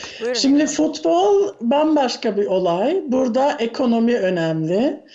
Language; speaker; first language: Turkish; early bilingual, heritage; Turkish